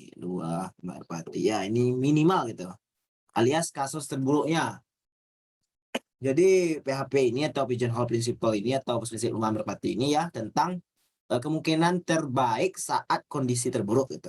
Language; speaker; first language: Indonesian; native; Indonesian